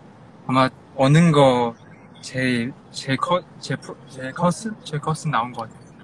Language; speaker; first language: Korean; non-native, learner; Chinese